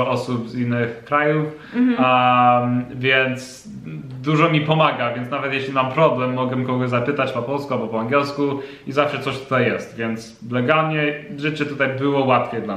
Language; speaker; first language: Polish; non-native, learner; English